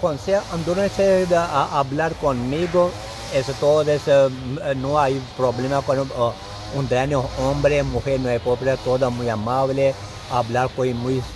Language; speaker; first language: Spanish; non-native, learner; Urdu